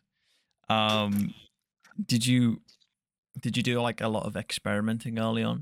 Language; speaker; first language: English; native; English